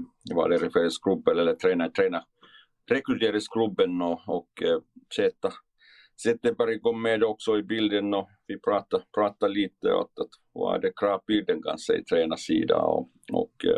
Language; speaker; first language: Swedish; non-native, fluent; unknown